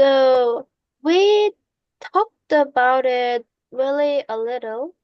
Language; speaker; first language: English; non-native, learner; Korean